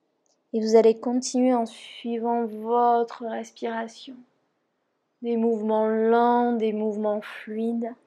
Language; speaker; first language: French; native; French